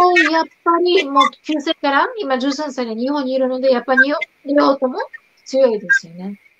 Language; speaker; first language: Japanese; non-native, fluent; Slovak